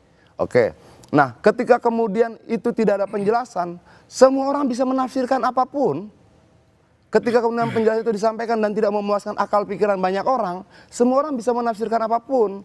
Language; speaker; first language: Indonesian; native; Indonesian